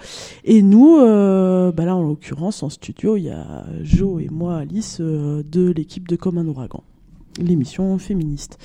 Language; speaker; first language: French; native; French